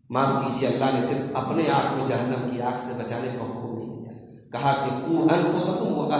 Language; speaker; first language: Urdu; native; Urdu